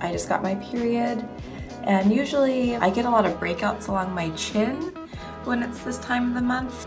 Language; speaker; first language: English; native; English